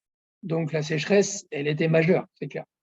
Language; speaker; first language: French; native; French